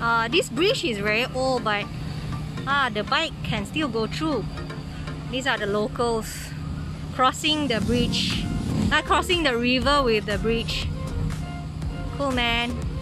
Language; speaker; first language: English; non-native, local second language; Chinese